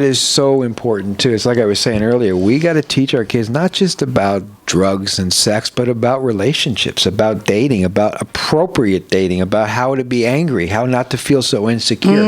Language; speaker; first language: English; native; English